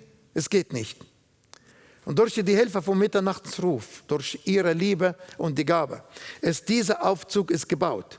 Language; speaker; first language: German; non-native, learner; Arabic